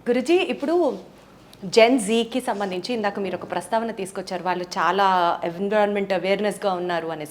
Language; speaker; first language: Telugu; native; Telugu